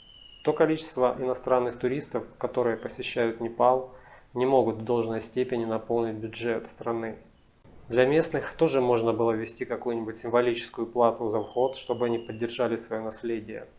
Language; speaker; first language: Russian; native; Russian